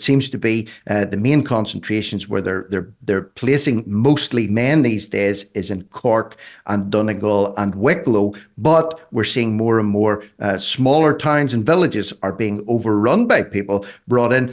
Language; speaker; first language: English; native; English